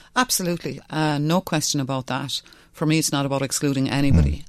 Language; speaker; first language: English; non-native, local second language; Irish